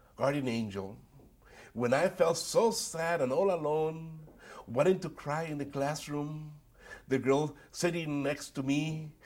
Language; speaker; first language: English; early bilingual, other home language; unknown